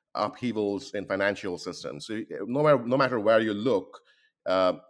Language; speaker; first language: English; non-native, local second language; Bangla